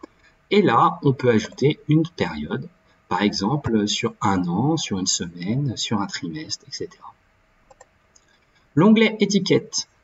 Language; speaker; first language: French; native; French